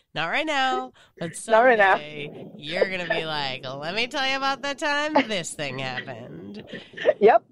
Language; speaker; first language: English; native; English